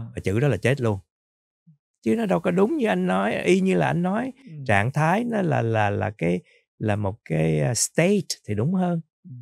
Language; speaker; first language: Vietnamese; native; Vietnamese